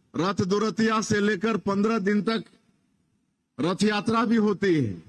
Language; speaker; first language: Hindi; native; Hindi